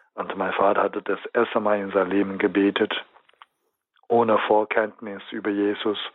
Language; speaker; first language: German; non-native, fluent; Chinese